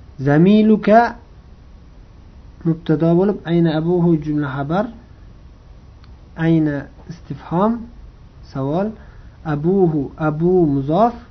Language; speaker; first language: Arabic; non-native, fluent; Uzbek